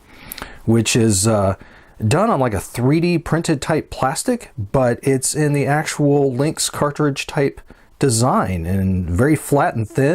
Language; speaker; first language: English; native; English